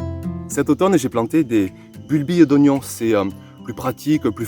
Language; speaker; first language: French; native; French